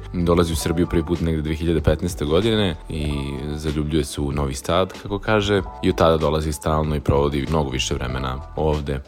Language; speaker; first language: Serbian; native; Serbian